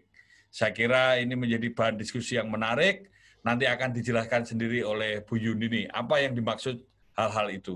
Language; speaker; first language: Indonesian; native; Indonesian